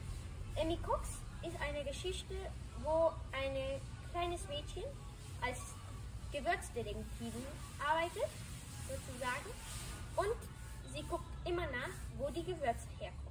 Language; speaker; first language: German; early bilingual, heritage; German